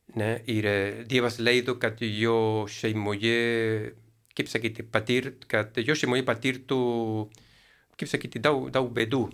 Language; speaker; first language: Lithuanian; non-native, fluent; Spanish